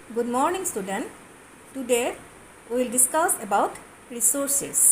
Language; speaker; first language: English; non-native, local second language; Assamese